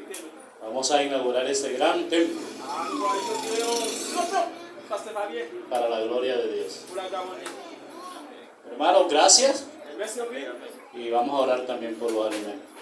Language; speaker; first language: Spanish; native; Spanish